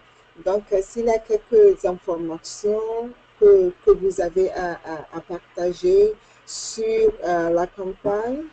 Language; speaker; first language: French; non-native, fluent; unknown